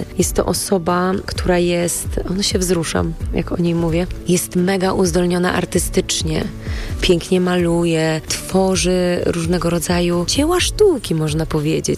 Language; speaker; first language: Polish; native; Polish